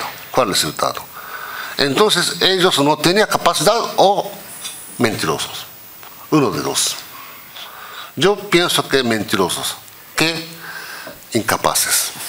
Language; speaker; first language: Spanish; non-native, fluent; Japanese